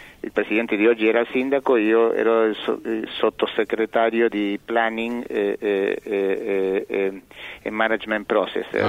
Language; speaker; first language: Italian; early bilingual, heritage; Italian